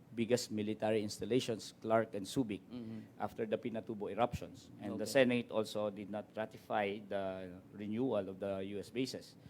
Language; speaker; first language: English; non-native, local second language; Filipino